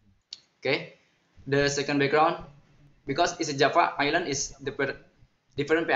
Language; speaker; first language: English; non-native, learner; Indonesian